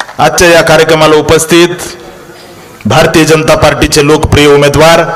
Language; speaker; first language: Marathi; native; Marathi